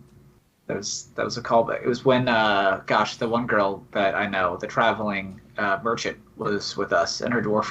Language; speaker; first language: English; native; English